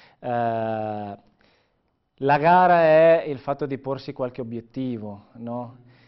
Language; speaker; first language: Italian; non-native, fluent; Catalan